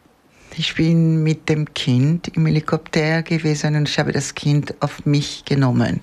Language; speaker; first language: German; non-native, fluent; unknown